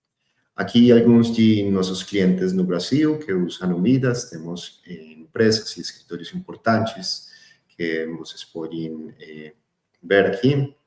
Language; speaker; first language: Portuguese; non-native, fluent; Spanish